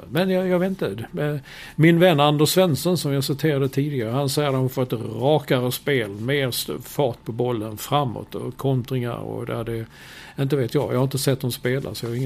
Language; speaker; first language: Swedish; native; Swedish